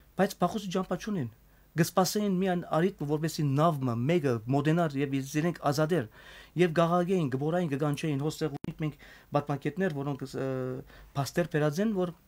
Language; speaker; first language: Armenian; native; Armenian